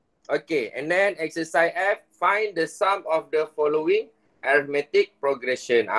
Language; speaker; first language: English; non-native, local second language; Malay